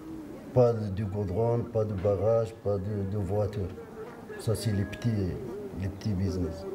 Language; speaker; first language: French; non-native, local second language; Arabic